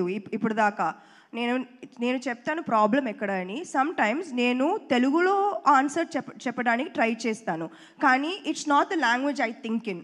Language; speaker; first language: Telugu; non-native, fluent; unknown